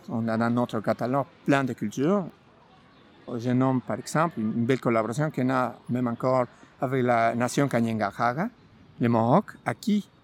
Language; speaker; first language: French; non-native, fluent; Spanish